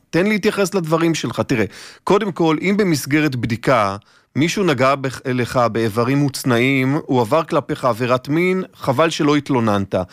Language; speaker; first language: Hebrew; native; Hebrew